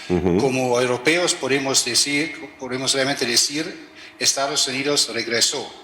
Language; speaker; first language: Spanish; non-native, fluent; German